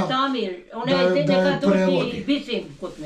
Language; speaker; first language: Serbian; non-native, local second language; Albanian